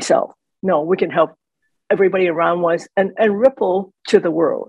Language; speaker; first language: English; non-native, local second language; Cantonese